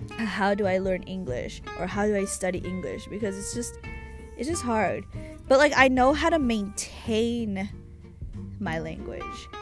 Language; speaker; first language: English; early bilingual, other home language; Japanese